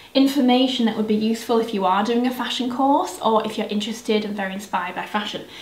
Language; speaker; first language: English; native; English